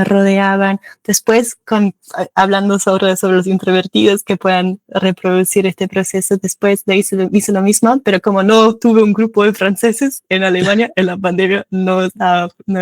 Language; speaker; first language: Spanish; non-native, fluent; German